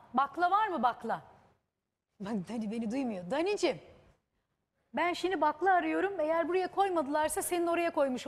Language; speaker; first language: Turkish; native; Turkish